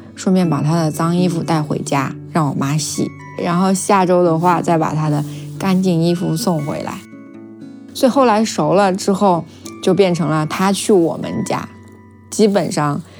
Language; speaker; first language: Chinese; native; Chinese